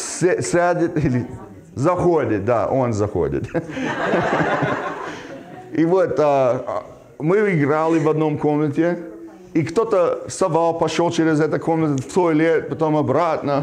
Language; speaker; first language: Russian; non-native, fluent; English